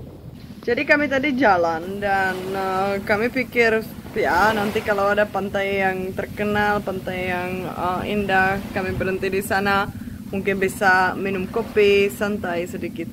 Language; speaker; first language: Indonesian; non-native, fluent; Czech